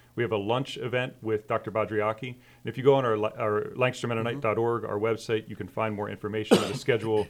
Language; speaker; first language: English; native; English